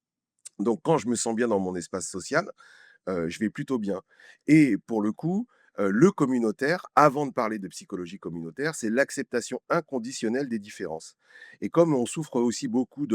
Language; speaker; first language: French; native; French